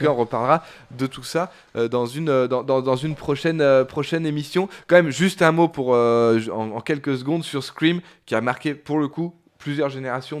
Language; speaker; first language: French; native; French